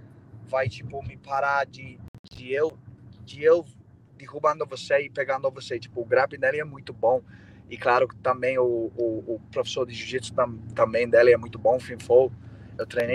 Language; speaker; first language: Portuguese; non-native, fluent; English